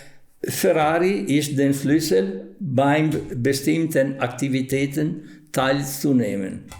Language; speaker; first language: German; non-native, fluent; Italian